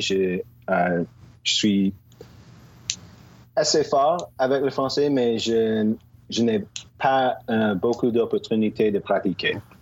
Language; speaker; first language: French; non-native, local second language; English